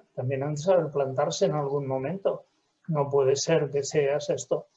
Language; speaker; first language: Spanish; native; Spanish